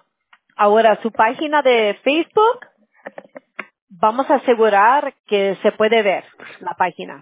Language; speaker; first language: Spanish; early bilingual, heritage; Spanish